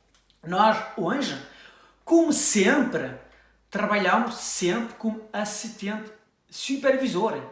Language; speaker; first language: Portuguese; early bilingual, heritage; French